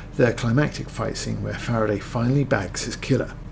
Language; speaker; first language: English; native; English